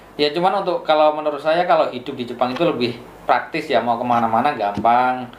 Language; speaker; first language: Indonesian; native; Indonesian